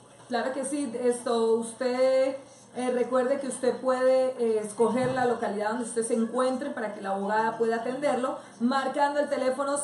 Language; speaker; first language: Spanish; native; Spanish